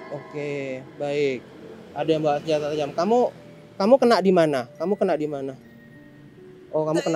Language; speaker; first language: Indonesian; native; Indonesian